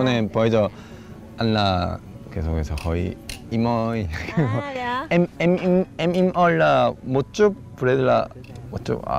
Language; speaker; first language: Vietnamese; non-native, learner; Korean